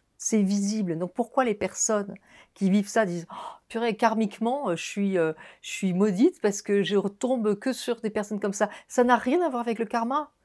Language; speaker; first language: French; native; French